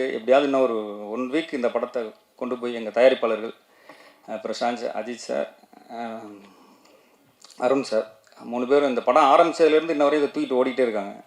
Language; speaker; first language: Tamil; native; Tamil